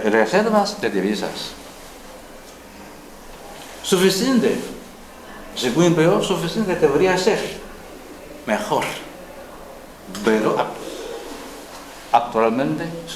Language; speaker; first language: Spanish; non-native, learner; Chinese